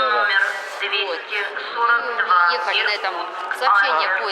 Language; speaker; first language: Russian; native; Russian